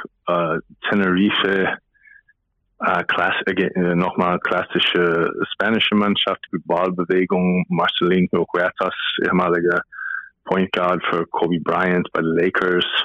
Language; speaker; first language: German; non-native, fluent; English